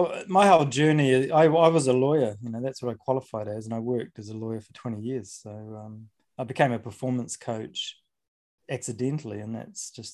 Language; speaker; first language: English; native; English